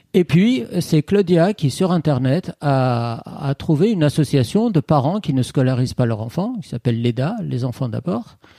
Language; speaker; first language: French; non-native, fluent; Persian